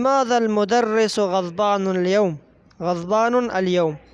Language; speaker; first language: Arabic; non-native, fluent; Persian